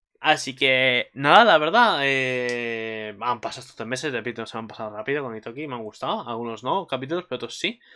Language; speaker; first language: Spanish; native; Spanish